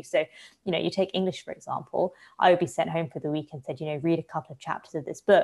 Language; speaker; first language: English; native; English